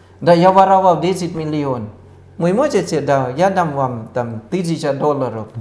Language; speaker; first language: Russian; non-native, fluent; Thai